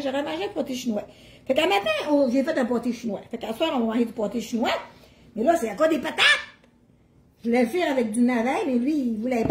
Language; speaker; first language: French; native; French